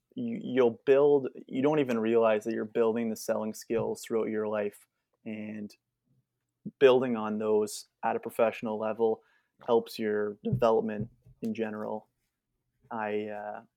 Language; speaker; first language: English; native; English